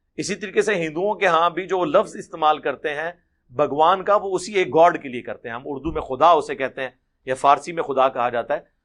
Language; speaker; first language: Urdu; non-native, local second language; Punjabi